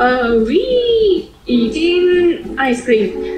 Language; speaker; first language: English; non-native, learner; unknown